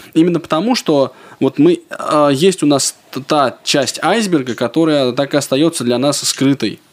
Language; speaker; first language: Russian; native; Russian